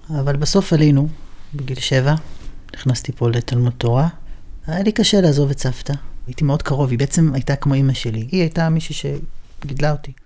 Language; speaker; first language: Hebrew; native; Hebrew